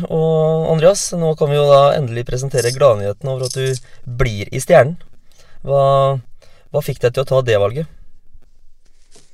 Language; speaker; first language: Norwegian; native; Norwegian